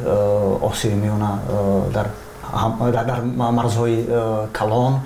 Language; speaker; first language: Tajik; non-native, fluent; Czech